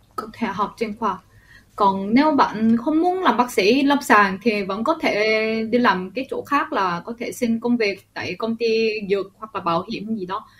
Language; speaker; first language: Vietnamese; early bilingual, other home language; Korean